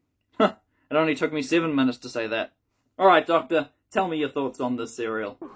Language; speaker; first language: English; native; English